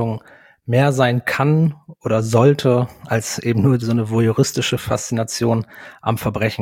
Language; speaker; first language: German; native; German